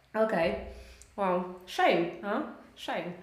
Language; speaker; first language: English; non-native, fluent; Polish